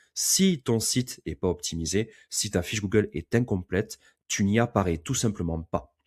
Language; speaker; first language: French; native; French